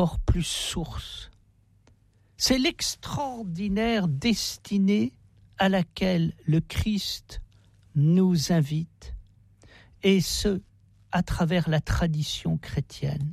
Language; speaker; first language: French; native; French